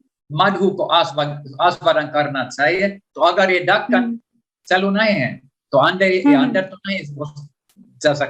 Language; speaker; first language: Hindi; non-native, learner; Finnish